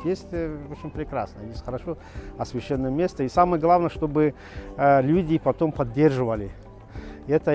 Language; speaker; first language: Russian; non-native, local second language; Kyrgyz